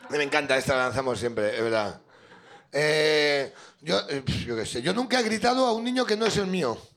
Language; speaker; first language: Spanish; native; Spanish